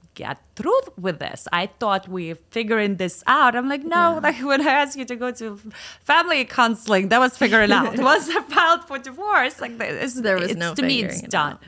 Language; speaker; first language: English; non-native, fluent; Russian